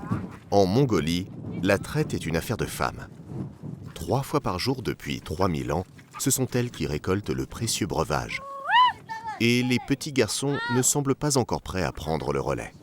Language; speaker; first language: French; native; French